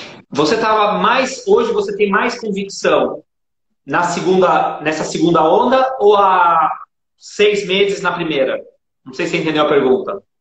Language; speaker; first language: Portuguese; native; Portuguese